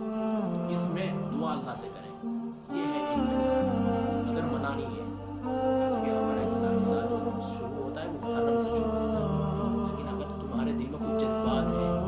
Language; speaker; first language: Urdu; native; Urdu